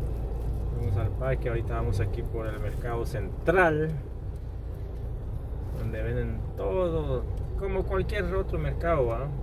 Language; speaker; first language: Spanish; native; Spanish